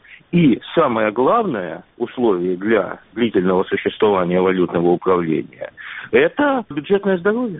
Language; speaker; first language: Russian; native; Russian